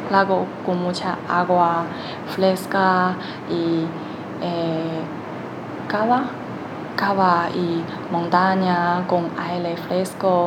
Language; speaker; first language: Spanish; non-native, learner; Chinese